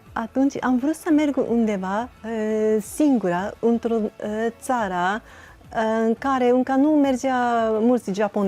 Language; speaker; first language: Romanian; non-native, learner; Japanese